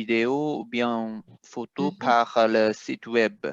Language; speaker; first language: French; non-native, fluent; Japanese